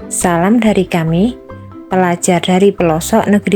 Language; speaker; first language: Indonesian; native; Indonesian